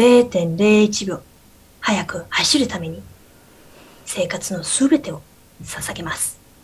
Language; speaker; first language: Japanese; non-native, learner; Korean